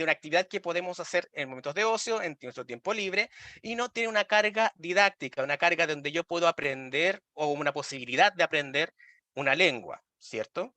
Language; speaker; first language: Spanish; native; Spanish